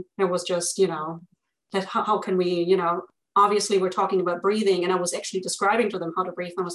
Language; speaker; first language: English; non-native, fluent; German